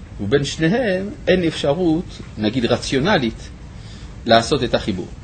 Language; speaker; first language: Hebrew; non-native, fluent; French